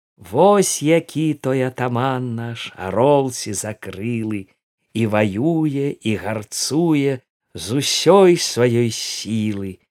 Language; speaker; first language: Belarusian; native; Belarusian